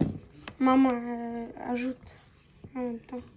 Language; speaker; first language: French; non-native, local second language; Arabic